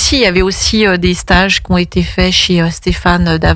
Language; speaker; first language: French; native; French